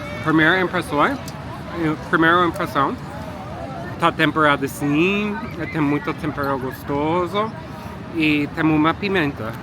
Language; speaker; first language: Portuguese; non-native, fluent; English